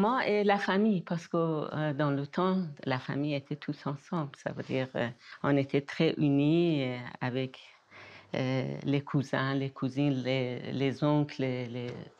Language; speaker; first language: French; non-native, fluent; Persian